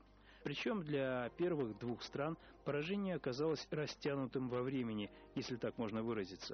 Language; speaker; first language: Russian; native; Russian